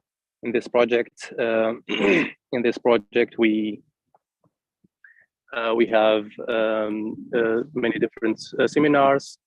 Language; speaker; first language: English; non-native, fluent; Arabic